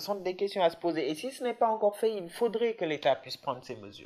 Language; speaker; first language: French; non-native, local second language; Wolof